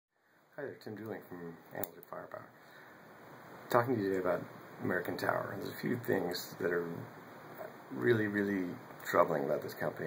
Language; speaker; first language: English; native; English